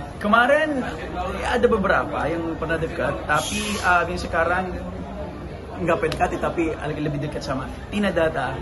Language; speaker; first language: Indonesian; non-native, fluent; Filipino